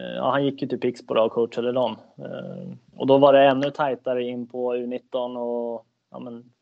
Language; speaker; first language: Swedish; native; Swedish